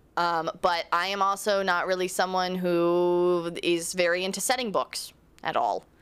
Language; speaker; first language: English; native; English